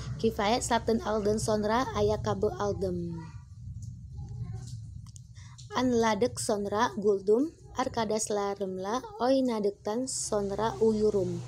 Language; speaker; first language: Turkish; non-native, learner; Indonesian